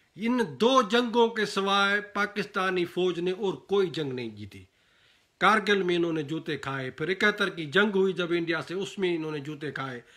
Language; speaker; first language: Urdu; non-native, local second language; Sindhi